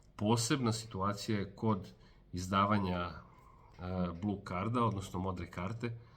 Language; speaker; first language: Bosnian; native; Bosnian